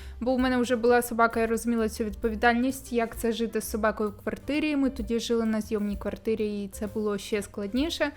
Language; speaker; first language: Ukrainian; non-native, local second language; Russian